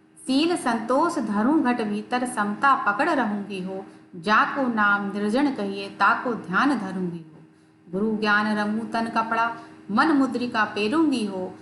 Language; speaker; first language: Hindi; native; Hindi